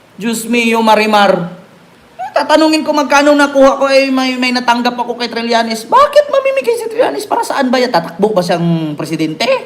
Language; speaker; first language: Filipino; native; Filipino